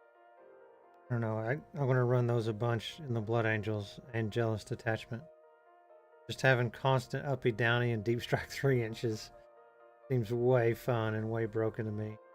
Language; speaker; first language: English; native; English